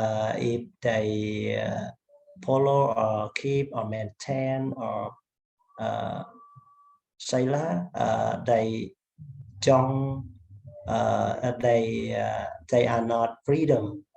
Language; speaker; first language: English; non-native, learner; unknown